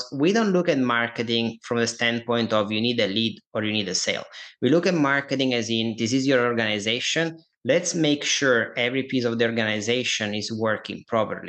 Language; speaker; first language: English; non-native, fluent; Italian